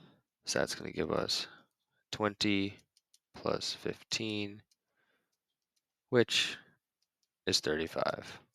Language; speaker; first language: English; native; English